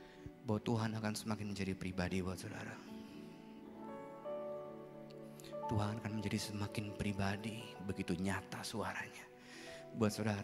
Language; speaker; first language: Indonesian; native; Indonesian